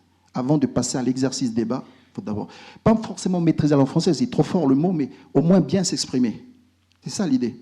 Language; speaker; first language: French; native; French